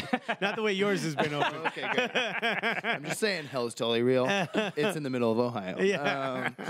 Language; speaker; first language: English; native; English